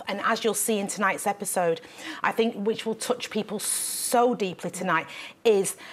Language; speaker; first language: English; native; English